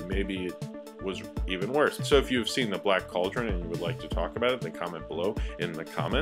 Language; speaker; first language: English; native; English